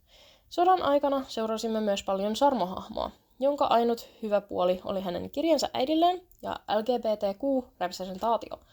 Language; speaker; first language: Finnish; native; Finnish